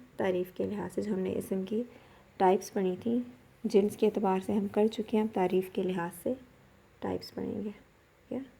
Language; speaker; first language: Urdu; native; Urdu